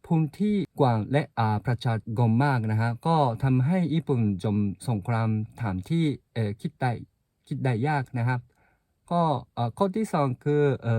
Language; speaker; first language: Thai; non-native, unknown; Japanese